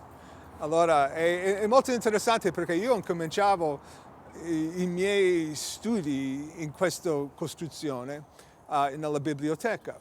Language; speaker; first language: Italian; early bilingual, heritage; English